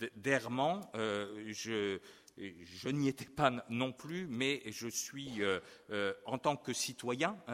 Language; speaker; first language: French; non-native, fluent; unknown